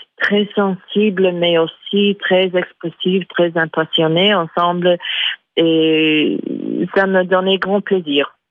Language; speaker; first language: French; non-native, fluent; English